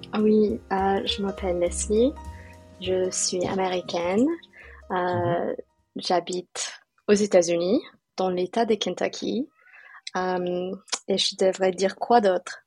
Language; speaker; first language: French; non-native, fluent; English